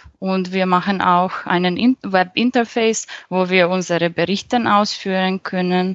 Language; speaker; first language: German; non-native, fluent; Serbian